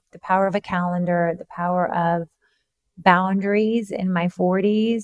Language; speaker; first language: English; native; English